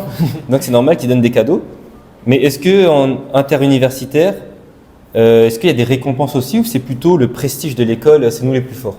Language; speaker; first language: French; non-native, local second language; Malagasy